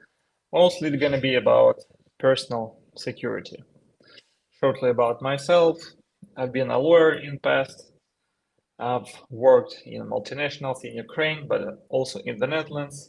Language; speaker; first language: English; non-native, fluent; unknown